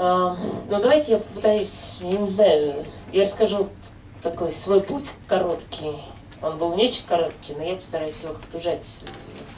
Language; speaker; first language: Russian; native; Russian